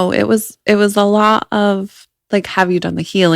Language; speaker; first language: English; native; English